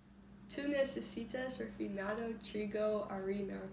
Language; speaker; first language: Spanish; non-native, learner; English